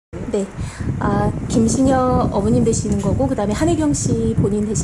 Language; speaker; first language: Korean; native; Korean